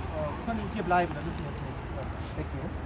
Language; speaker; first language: German; native; German